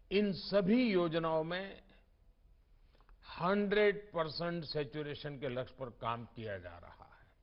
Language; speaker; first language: Hindi; non-native, local second language; Gujarati